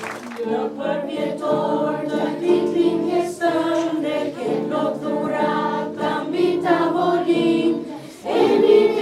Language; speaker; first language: Albanian; early bilingual, heritage; Albanian